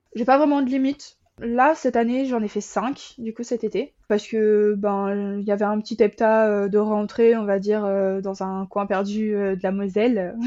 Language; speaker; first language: French; native; French